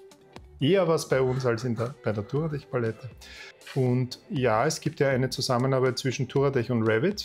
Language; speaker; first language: German; native; German